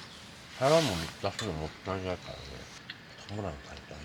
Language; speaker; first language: Japanese; native; Japanese